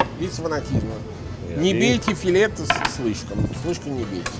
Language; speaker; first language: Russian; non-native, fluent; Italian